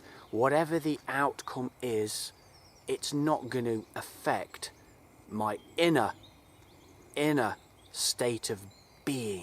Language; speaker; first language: English; native; English